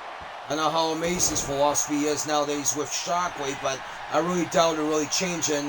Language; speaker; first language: English; native; English